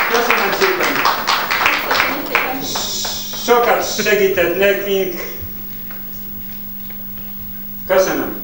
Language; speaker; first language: Hungarian; non-native, learner; Polish